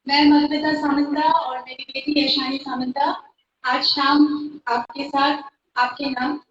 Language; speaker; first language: Hindi; non-native, local second language; Bangla